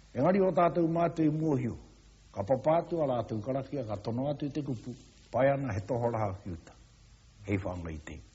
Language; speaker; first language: Māori; native; Māori